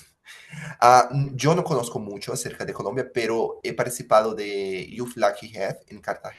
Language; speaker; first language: Spanish; non-native, fluent; Portuguese